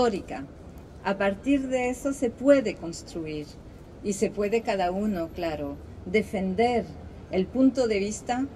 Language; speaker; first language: Spanish; early bilingual, heritage; Spanish